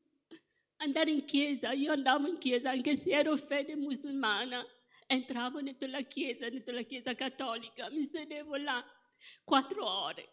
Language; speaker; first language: Italian; non-native, fluent; Morisyen